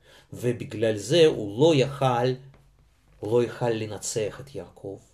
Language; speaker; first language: Hebrew; non-native, fluent; Russian